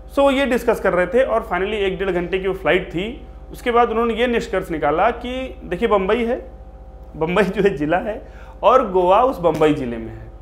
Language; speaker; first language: Hindi; native; Hindi